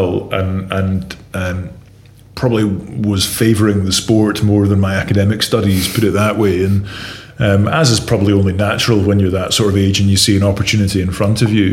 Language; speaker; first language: English; native; English